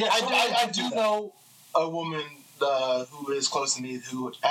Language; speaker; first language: English; native; English